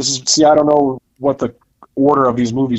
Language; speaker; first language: English; native; English